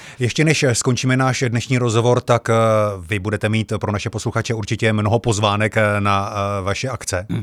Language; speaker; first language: Czech; native; Czech